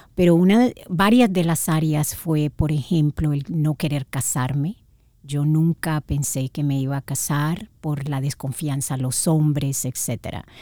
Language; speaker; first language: Spanish; native; Spanish